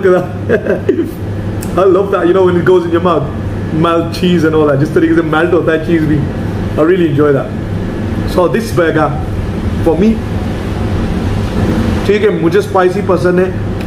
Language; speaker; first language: English; early bilingual, other home language; Hindi